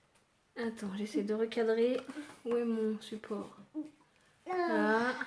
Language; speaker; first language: French; native; French